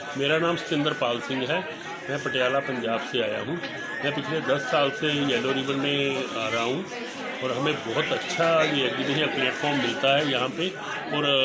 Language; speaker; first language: Hindi; native; Hindi